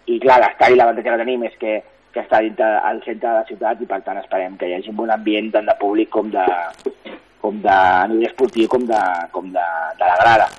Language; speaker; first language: Catalan; native; Catalan